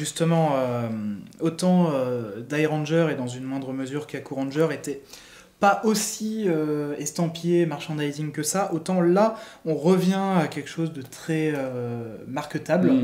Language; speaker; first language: French; native; French